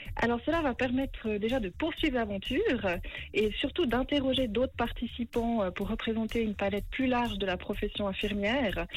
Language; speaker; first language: French; native; French